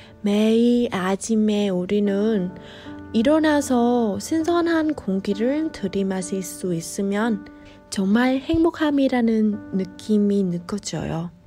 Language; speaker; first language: Korean; non-native, fluent; Vietnamese